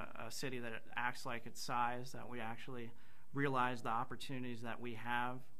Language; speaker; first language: English; native; English